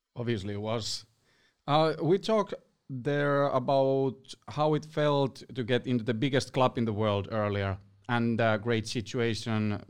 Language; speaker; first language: English; non-native, fluent; Finnish